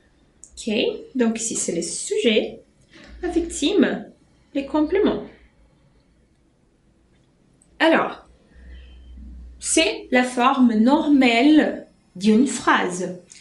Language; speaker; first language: French; non-native, fluent; Portuguese